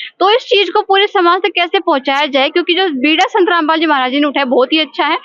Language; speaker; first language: Hindi; native; Hindi